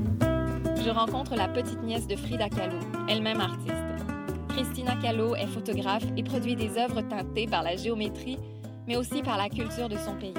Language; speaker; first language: French; native; French